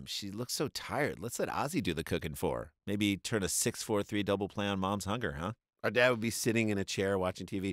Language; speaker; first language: English; native; English